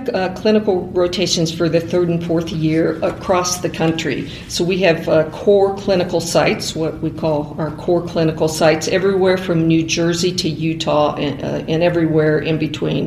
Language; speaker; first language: English; native; English